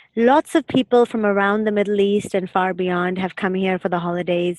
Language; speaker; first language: English; non-native, local second language; Urdu